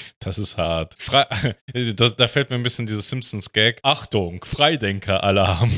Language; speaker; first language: German; early bilingual, other home language; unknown